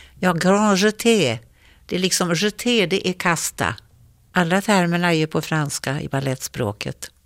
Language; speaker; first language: Swedish; native; Swedish